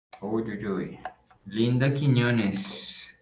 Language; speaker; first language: Spanish; native; Spanish